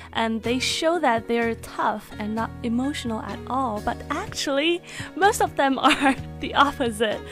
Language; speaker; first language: English; non-native, fluent; Chinese